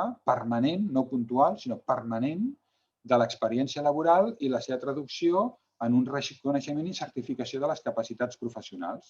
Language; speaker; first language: Catalan; native; Catalan